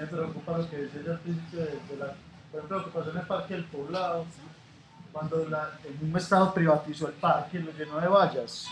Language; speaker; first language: Spanish; native; Spanish